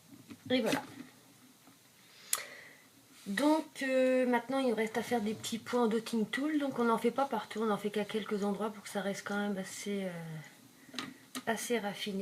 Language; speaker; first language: French; native; French